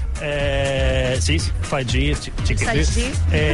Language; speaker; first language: Spanish; non-native, learner; Italian